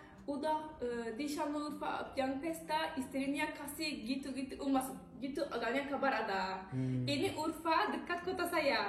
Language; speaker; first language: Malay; non-native, learner; Turkish